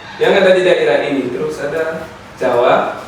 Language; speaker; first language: Indonesian; non-native, learner; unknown